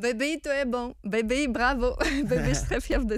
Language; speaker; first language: French; non-native, learner; Ukrainian